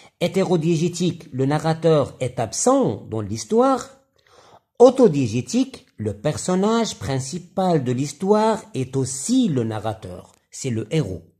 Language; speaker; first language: French; non-native, local second language; Arabic